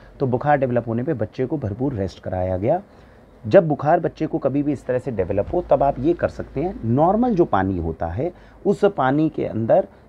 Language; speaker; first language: Hindi; native; Hindi